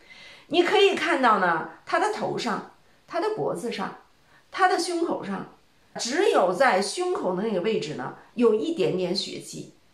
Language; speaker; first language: Chinese; native; Chinese